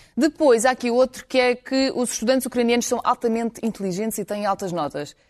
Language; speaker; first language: Portuguese; non-native, fluent; Ukrainian